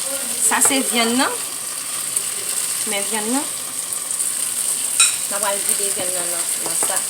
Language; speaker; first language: French; non-native, local second language; Haitian Creole